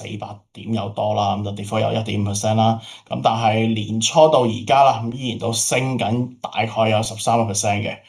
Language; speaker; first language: Cantonese; native; Cantonese